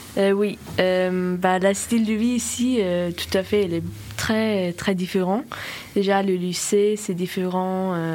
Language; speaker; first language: French; non-native, fluent; Faroese